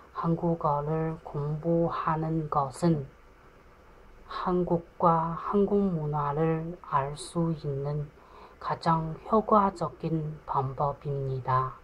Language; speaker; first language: Korean; non-native, fluent; Chinese